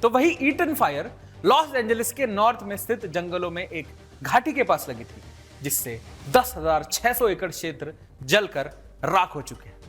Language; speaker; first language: Hindi; native; Hindi